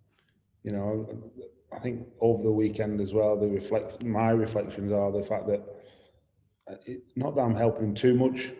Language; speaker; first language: English; native; English